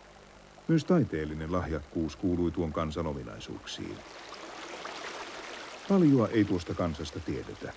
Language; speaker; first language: Finnish; native; Finnish